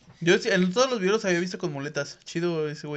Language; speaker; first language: Spanish; native; Spanish